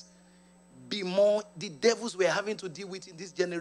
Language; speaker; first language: English; non-native, local second language; Yoruba